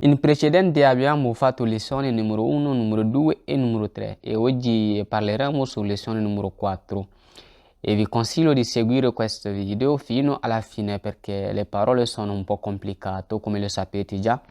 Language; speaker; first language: Italian; non-native, learner; Bambara